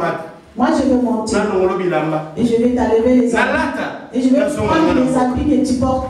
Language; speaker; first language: French; non-native, local second language; Lingala